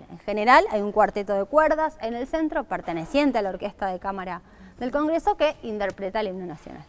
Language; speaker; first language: Spanish; native; Spanish